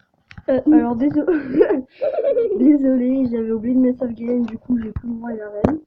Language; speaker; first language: French; native; French